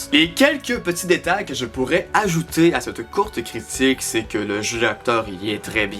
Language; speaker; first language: French; native; French